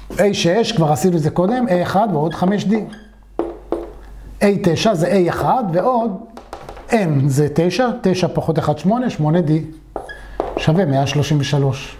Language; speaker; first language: Hebrew; native; Hebrew